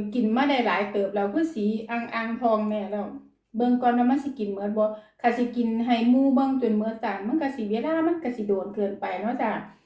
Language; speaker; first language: Thai; native; Thai